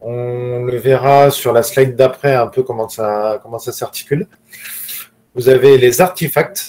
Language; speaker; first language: French; native; French